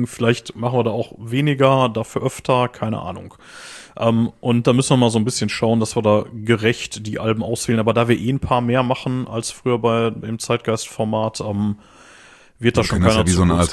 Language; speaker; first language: German; native; German